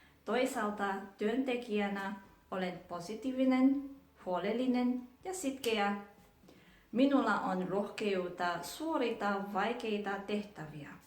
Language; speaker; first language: Finnish; non-native, learner; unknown